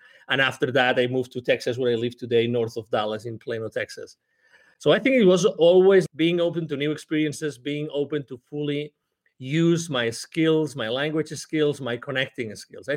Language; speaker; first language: English; non-native, fluent; Spanish